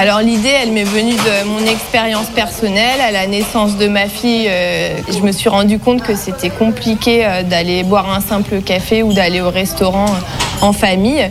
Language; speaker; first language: French; native; French